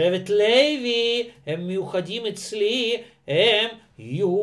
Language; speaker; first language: Hebrew; non-native, fluent; Russian